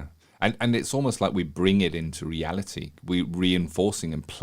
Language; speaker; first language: English; native; English